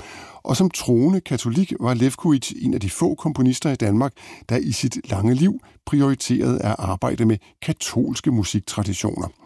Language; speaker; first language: Danish; native; Danish